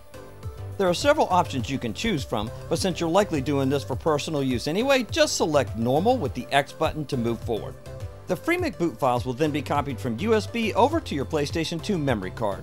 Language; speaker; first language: English; native; English